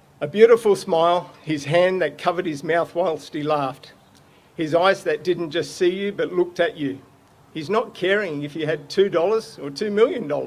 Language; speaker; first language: English; native; English